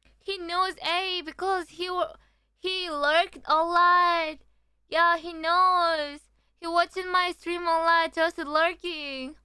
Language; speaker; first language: English; non-native, learner; Korean